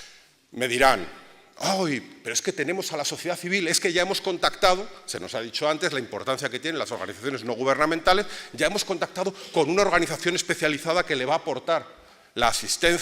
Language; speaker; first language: Spanish; native; Spanish